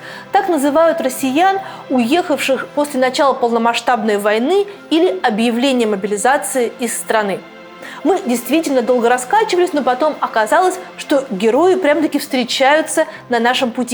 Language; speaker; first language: Russian; native; Russian